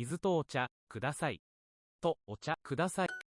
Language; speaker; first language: Japanese; non-native, learner; English